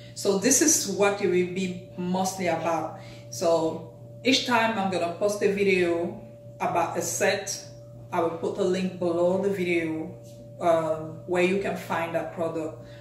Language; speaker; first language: English; non-native, local second language; French